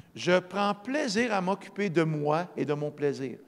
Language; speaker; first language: French; native; French